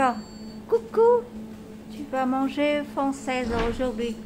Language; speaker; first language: French; non-native, learner; Vietnamese